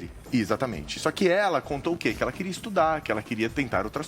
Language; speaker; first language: Portuguese; native; Portuguese